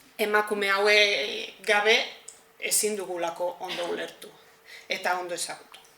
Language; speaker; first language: Basque; non-native, fluent; Catalan